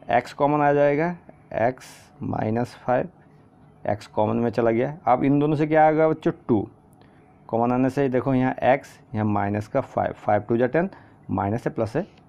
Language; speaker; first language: Hindi; non-native, local second language; Assamese